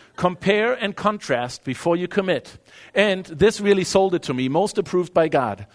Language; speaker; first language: English; non-native, fluent; German